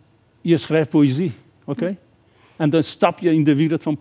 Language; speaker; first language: Dutch; non-native, fluent; Persian